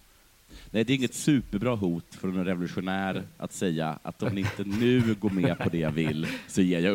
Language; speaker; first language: Swedish; native; Swedish